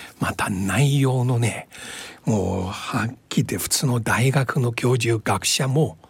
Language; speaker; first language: Japanese; non-native, fluent; Chinese